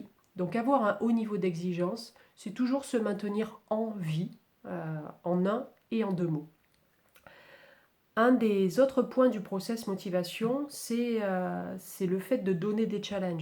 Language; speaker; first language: French; native; French